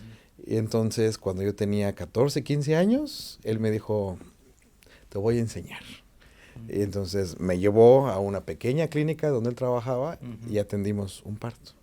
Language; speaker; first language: Spanish; native; Spanish